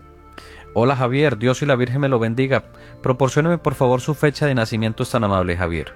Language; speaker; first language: Spanish; native; Spanish